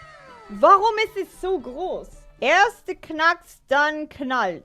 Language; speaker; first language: German; non-native, learner; English